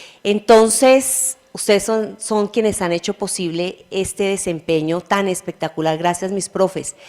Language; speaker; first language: Spanish; native; Spanish